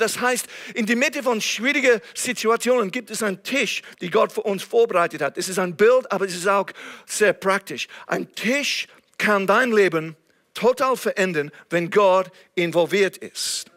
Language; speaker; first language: German; non-native, fluent; English